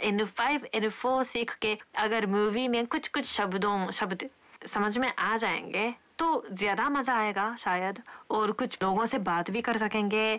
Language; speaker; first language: Hindi; non-native, fluent; Japanese